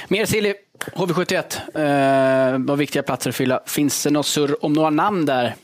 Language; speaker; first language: Swedish; native; Swedish